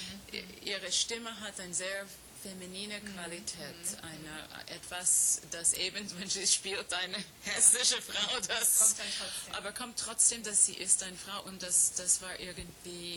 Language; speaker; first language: German; non-native, fluent; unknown